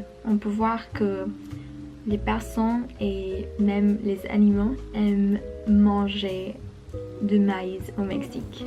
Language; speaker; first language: French; non-native, learner; Spanish